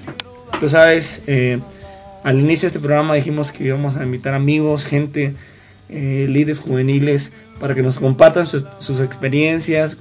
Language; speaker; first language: Spanish; native; Spanish